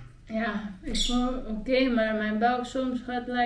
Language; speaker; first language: Dutch; non-native, learner; Filipino